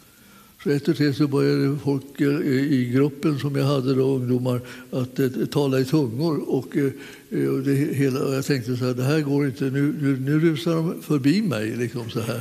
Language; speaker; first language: Swedish; native; Swedish